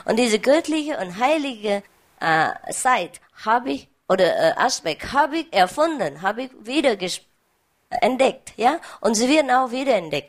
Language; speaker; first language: German; non-native, learner; Vietnamese